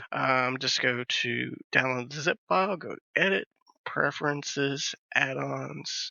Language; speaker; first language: English; native; English